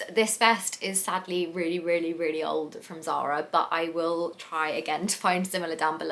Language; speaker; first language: English; native; English